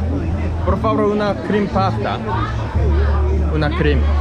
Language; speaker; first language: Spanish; non-native, learner; Korean